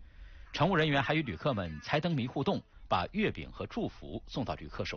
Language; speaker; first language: Chinese; native; Chinese